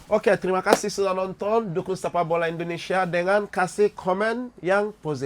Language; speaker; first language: Indonesian; non-native, fluent; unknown